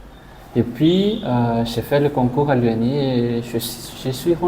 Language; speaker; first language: French; non-native, local second language; Malagasy